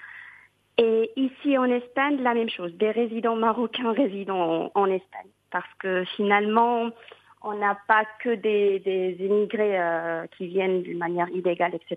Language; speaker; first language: French; non-native, local second language; Arabic